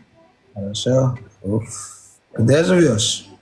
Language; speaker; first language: Russian; non-native, learner; Turkmen